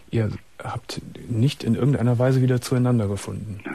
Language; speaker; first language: German; native; German